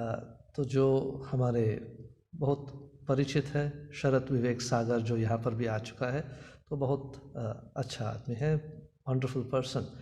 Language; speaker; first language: Hindi; non-native, local second language; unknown